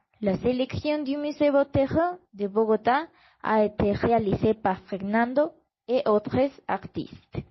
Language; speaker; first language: French; non-native, learner; Spanish